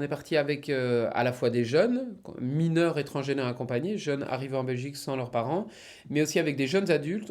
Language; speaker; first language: French; native; French